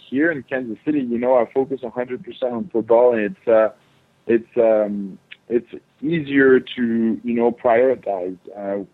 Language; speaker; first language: English; non-native, fluent; French